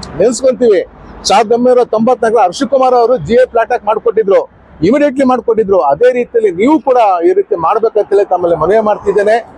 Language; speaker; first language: Kannada; native; Kannada